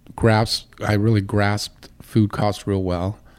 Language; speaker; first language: English; native; English